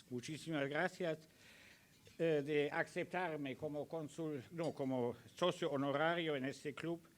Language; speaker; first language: Spanish; early bilingual, other home language; German